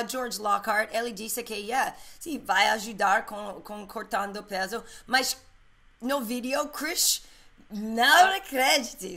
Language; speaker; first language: Portuguese; non-native, learner; English